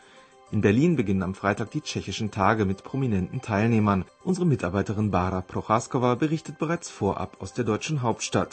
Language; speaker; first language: German; native; German